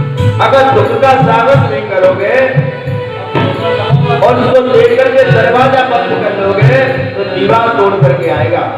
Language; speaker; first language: Hindi; native; Hindi